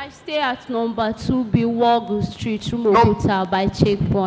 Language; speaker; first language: English; non-native, local second language; Igbo